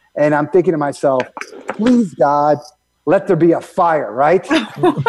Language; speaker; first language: English; native; English